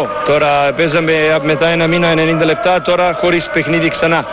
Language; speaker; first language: Greek; non-native, learner; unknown